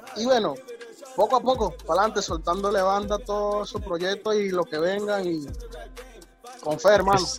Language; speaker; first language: Spanish; native; Spanish